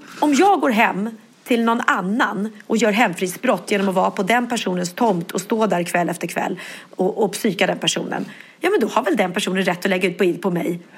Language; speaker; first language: Swedish; native; Swedish